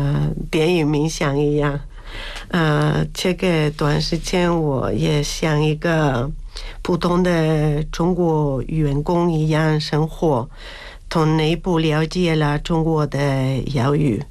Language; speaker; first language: Chinese; non-native, learner; Spanish